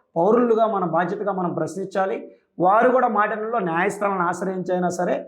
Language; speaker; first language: Telugu; native; Telugu